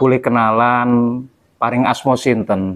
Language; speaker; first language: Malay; non-native, local second language; Javanese